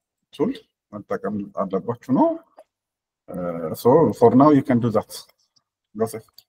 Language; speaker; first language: English; non-native, fluent; Amharic